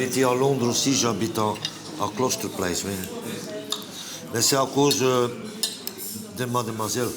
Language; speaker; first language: French; non-native, local second language; Dutch